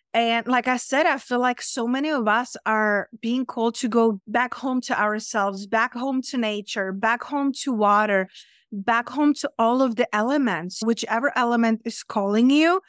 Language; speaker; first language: English; non-native, fluent; Czech